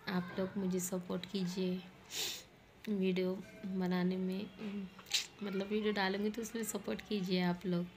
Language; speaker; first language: Hindi; non-native, local second language; Marathi